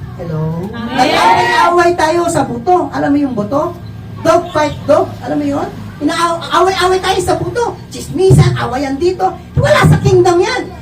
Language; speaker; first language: Filipino; native; Filipino